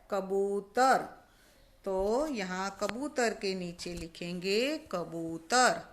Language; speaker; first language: Hindi; non-native, local second language; Gujarati